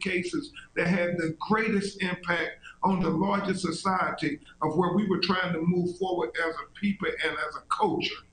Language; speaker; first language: English; native; English